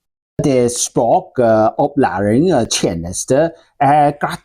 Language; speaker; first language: Norwegian; non-native, learner; Welsh